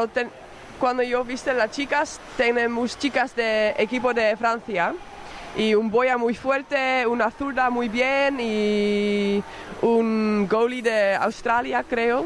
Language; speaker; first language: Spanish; non-native, learner; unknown